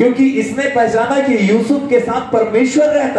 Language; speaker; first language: Hindi; native; Hindi